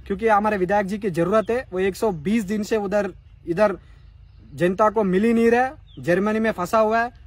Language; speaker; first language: Hindi; non-native, local second language; Telugu